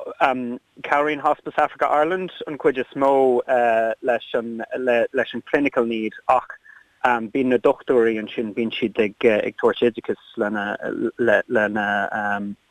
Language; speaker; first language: Irish; non-native, local second language; English